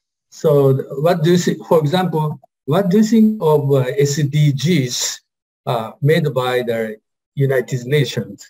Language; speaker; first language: English; non-native, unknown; Japanese